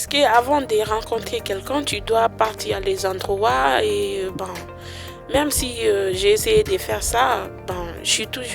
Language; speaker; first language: French; non-native, fluent; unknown